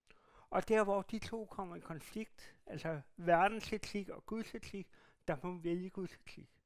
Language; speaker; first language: Danish; native; Danish